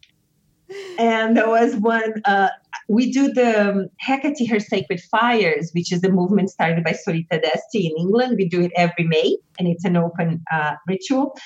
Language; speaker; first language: English; non-native, fluent; Portuguese